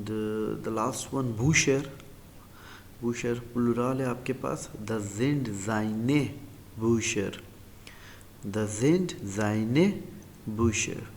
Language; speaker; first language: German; non-native, learner; Urdu